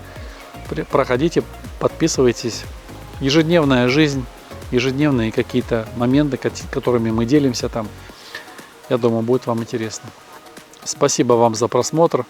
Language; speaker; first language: Russian; native; Russian